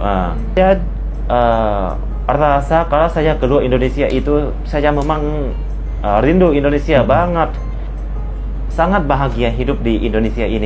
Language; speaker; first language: Indonesian; non-native, fluent; Lao